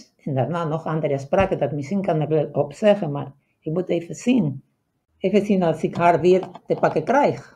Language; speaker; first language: Dutch; non-native, fluent; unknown